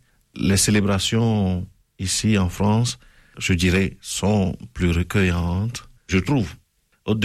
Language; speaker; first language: French; non-native, local second language; Ewe